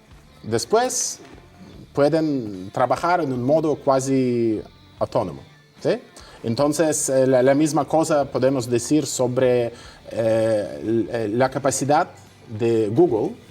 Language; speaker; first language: Spanish; non-native, fluent; Russian